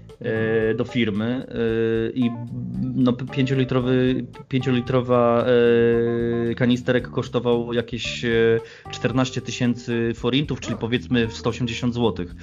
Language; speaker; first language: Polish; native; Polish